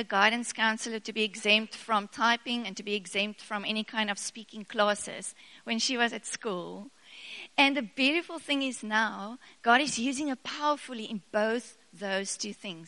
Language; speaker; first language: English; non-native, local second language; Afrikaans